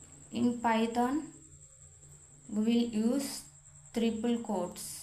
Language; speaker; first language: English; non-native, local second language; Telugu